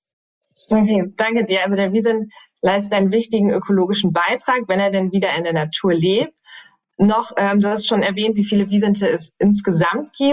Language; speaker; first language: German; native; German